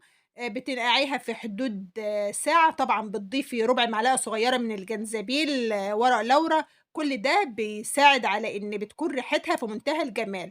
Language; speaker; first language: Arabic; native; Arabic